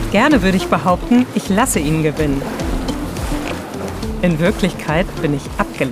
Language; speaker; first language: German; native; German